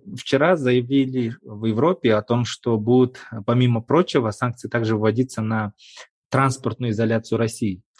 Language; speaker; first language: Russian; non-native, local second language; Kazakh